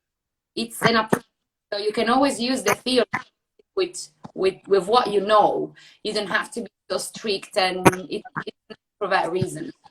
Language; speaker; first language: English; non-native, fluent; Italian